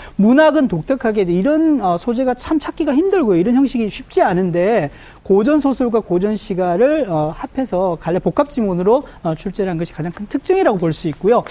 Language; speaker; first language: Korean; native; Korean